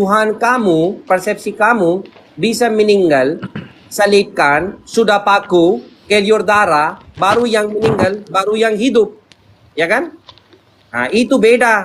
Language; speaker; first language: Indonesian; non-native, learner; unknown